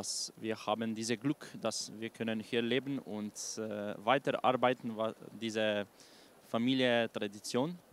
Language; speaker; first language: German; non-native, learner; Slovenian